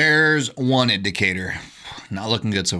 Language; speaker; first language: English; native; English